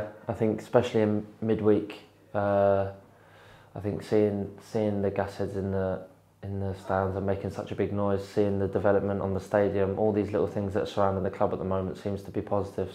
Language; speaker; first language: English; native; English